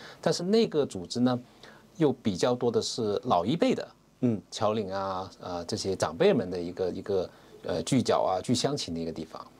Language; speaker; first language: Chinese; non-native, local second language; Cantonese